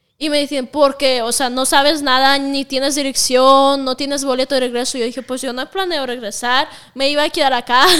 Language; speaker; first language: Spanish; non-native, fluent; Russian